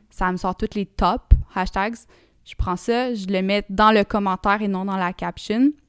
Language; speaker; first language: French; native; French